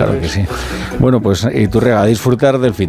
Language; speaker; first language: Spanish; native; Spanish